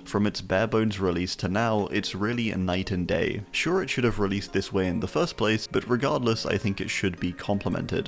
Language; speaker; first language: English; native; English